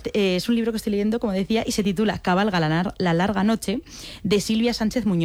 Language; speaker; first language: Spanish; native; Spanish